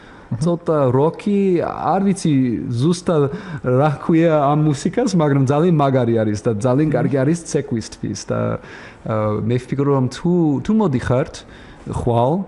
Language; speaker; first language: Georgian; non-native, learner; English